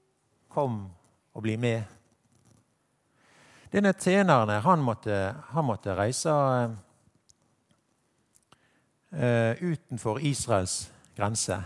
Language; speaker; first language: Norwegian; native; Norwegian